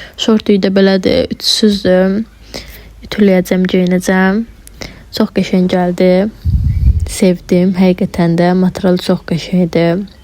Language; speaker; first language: Azerbaijani; non-native, local second language; Talysh